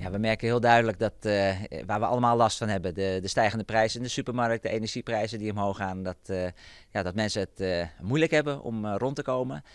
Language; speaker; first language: Dutch; native; Dutch